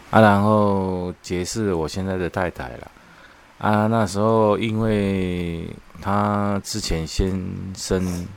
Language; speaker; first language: Chinese; native; Chinese